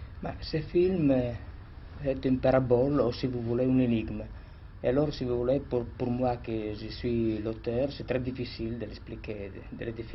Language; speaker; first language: French; non-native, fluent; Italian